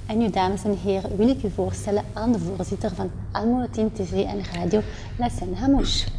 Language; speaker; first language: Dutch; native; Dutch